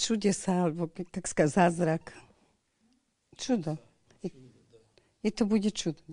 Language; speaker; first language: Russian; non-native, learner; Slovak